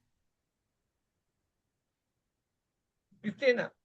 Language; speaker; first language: Spanish; non-native, fluent; Bangla